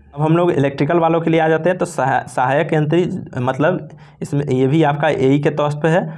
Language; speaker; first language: Hindi; native; Hindi